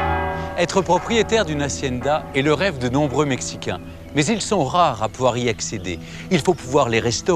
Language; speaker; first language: French; native; French